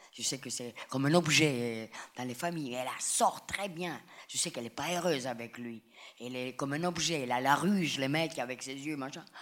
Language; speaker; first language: French; non-native, fluent; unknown